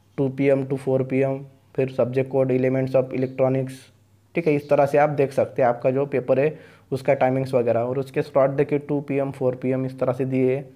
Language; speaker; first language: Hindi; non-native, local second language; Marathi